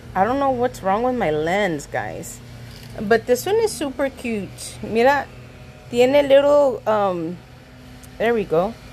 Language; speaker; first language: English; early bilingual, other home language; Spanish